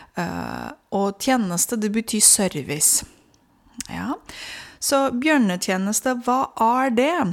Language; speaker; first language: Norwegian; non-native, fluent; Romanian